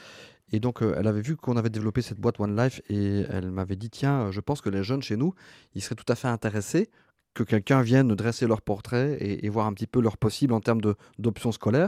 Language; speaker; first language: French; native; French